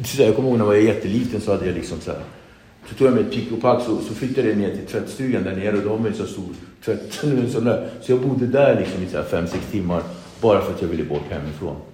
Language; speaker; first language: Swedish; early bilingual, other home language; Kabuverdianu